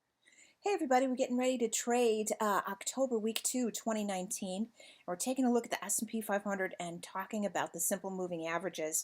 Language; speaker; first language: English; native; English